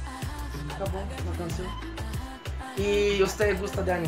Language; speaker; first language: Spanish; non-native, fluent; Portuguese